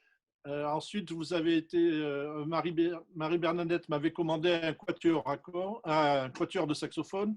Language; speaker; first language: French; native; French